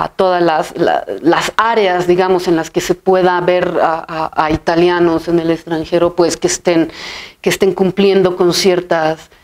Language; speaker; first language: Spanish; native; Spanish